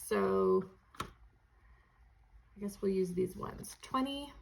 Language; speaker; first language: English; native; English